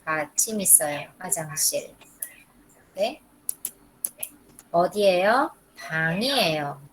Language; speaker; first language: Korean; non-native, fluent; Spanish